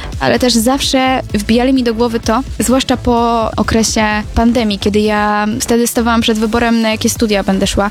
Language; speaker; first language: Polish; native; Polish